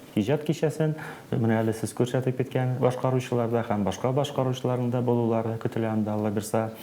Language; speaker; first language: Tatar; native; Tatar